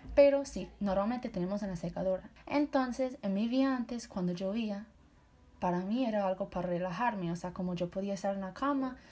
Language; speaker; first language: Spanish; non-native, fluent; English